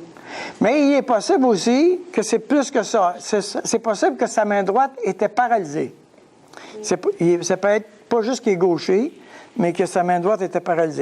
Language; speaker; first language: French; native; French